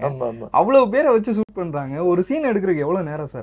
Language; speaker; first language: Tamil; native; Tamil